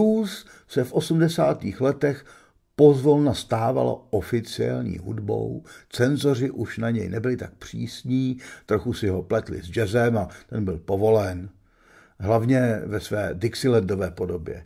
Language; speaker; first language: Czech; native; Czech